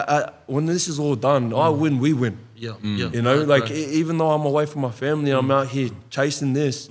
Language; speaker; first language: English; native; English